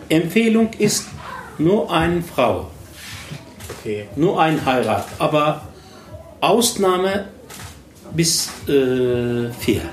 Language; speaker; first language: German; non-native, learner; Turkish